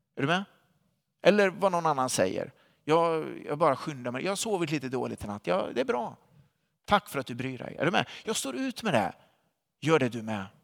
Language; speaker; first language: Swedish; native; Swedish